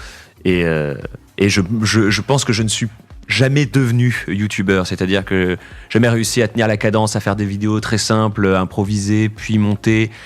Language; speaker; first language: French; native; French